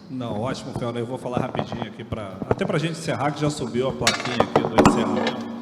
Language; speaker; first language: Portuguese; native; Portuguese